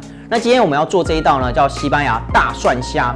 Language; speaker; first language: Chinese; native; Chinese